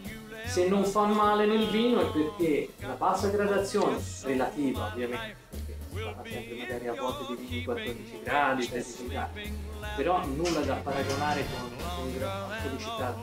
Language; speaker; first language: Italian; native; Italian